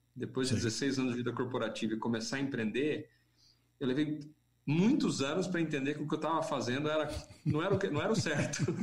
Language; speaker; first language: Portuguese; native; Portuguese